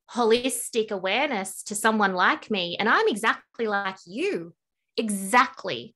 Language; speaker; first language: English; native; English